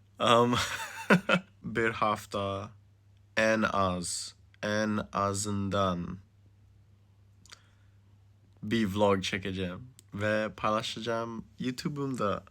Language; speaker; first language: Turkish; early bilingual, heritage; Turkish